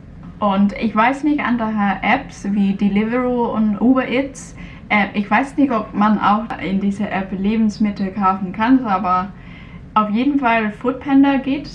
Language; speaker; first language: German; non-native, fluent; Cantonese